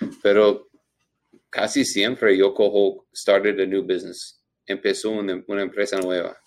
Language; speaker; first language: Spanish; non-native, learner; English